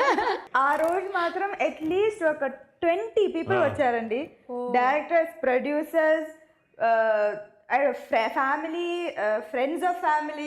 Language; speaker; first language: Telugu; non-native, fluent; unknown